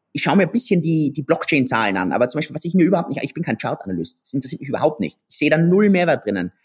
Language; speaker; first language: German; native; German